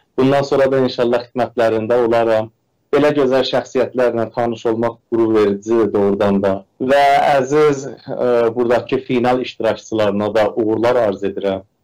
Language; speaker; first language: Azerbaijani; native; Azerbaijani